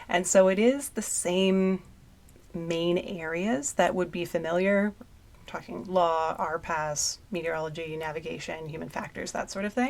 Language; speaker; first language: English; native; English